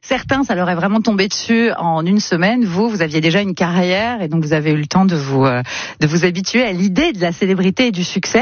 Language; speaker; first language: French; native; French